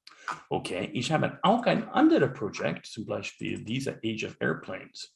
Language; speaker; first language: German; non-native, learner; English